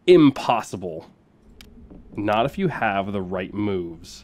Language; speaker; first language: English; native; English